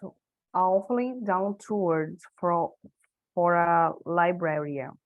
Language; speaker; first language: English; non-native, learner; Portuguese